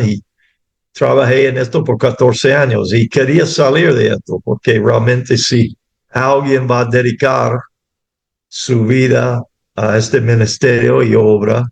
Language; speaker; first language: Spanish; non-native, fluent; English